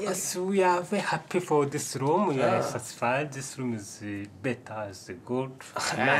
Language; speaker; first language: English; non-native, fluent; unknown